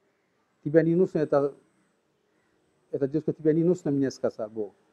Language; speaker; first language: Russian; non-native, learner; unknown